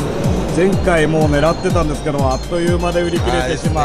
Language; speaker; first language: Japanese; native; Japanese